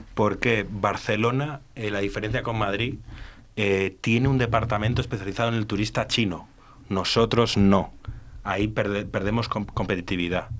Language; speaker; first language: Spanish; native; Spanish